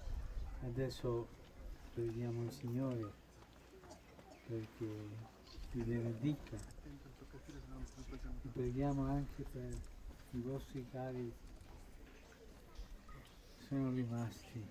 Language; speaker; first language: Italian; non-native, fluent; Spanish